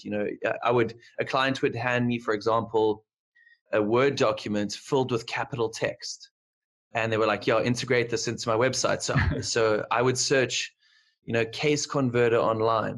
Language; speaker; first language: English; native; English